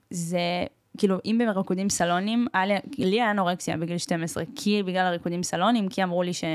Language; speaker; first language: Hebrew; early bilingual, other home language; Russian